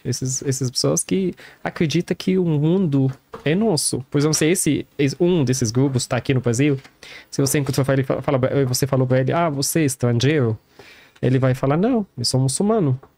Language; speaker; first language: Portuguese; non-native, learner; Arabic